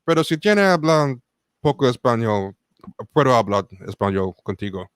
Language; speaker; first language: Spanish; non-native, learner; English